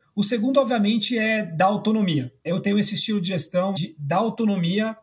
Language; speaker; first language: Portuguese; early bilingual, other home language; Spanish